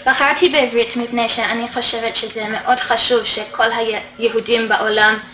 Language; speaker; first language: Hebrew; non-native, fluent; English